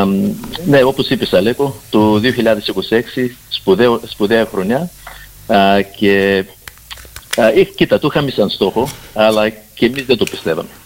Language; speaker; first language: Greek; early bilingual, heritage; Greek